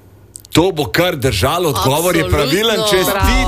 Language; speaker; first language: Slovenian; native; Slovenian